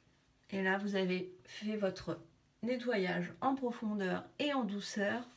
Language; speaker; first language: French; native; French